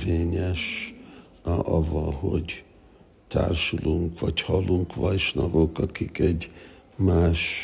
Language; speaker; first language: Hungarian; early bilingual, heritage; Hungarian